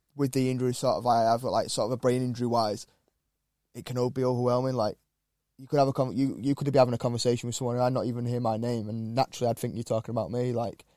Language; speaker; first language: English; native; English